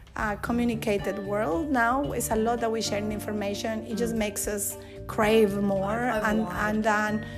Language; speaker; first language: English; non-native, fluent; Spanish